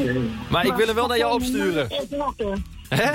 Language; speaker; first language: Dutch; native; Dutch